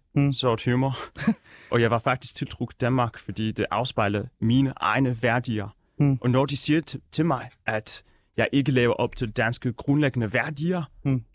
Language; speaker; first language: Danish; native; Danish